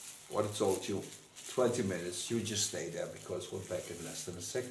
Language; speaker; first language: English; non-native, fluent; Dutch